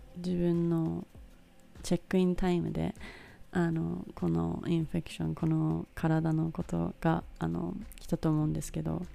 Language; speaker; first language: Japanese; early bilingual, heritage; Japanese